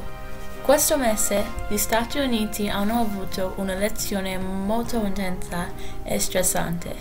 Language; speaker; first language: Italian; non-native, learner; English